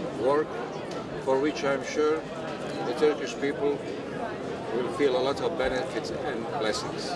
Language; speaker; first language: English; non-native, fluent; Bosnian